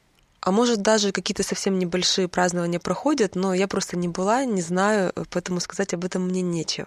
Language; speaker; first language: Russian; native; Russian